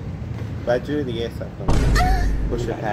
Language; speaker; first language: Persian; native; Persian